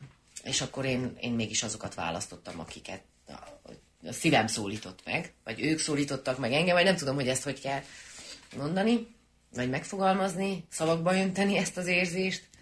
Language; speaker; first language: Hungarian; native; Hungarian